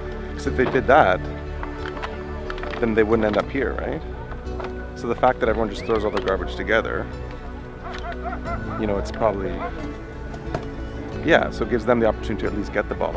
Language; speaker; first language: English; native; English